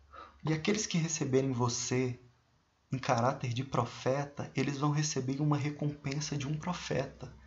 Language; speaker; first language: Portuguese; native; Portuguese